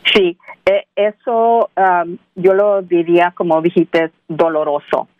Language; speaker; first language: Spanish; early bilingual, heritage; Spanish